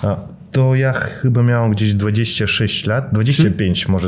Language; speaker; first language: Polish; non-native, fluent; Russian